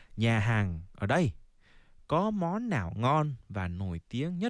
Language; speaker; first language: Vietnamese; non-native, fluent; Korean